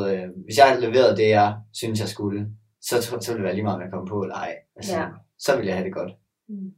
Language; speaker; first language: Danish; native; Danish